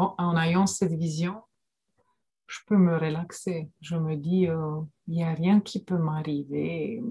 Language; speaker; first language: French; non-native, fluent; Romanian